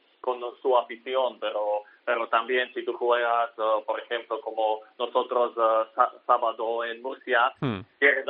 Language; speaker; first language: Spanish; non-native, learner; Slovak